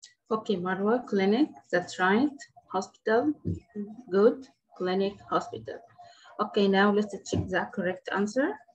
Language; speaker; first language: English; non-native, fluent; Arabic